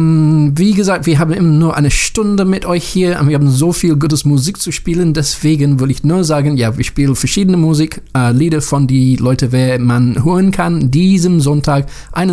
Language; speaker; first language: German; non-native, learner; English